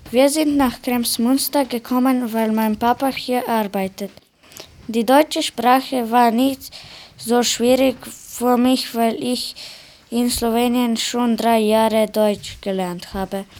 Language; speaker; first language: German; early bilingual, other home language; Slovenian